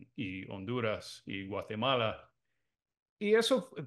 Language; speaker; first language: Spanish; non-native, fluent; English